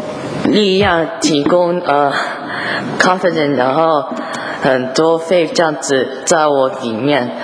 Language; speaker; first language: Chinese; early bilingual, heritage; English